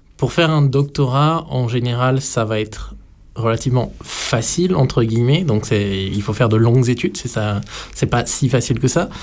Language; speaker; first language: French; native; French